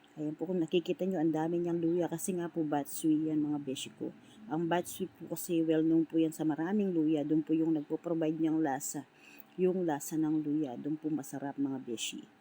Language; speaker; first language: Filipino; non-native, local second language; Pampanga